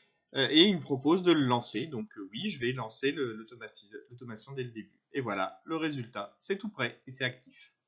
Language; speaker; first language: French; native; French